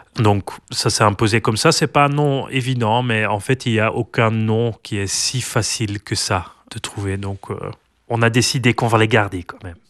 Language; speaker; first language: French; non-native, local second language; Dutch